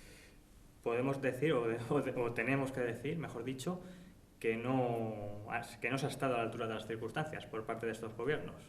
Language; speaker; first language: Spanish; native; Spanish